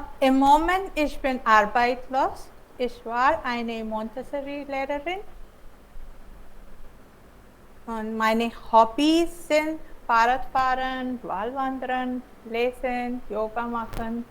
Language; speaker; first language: German; non-native, learner; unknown